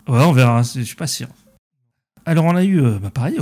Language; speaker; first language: French; native; French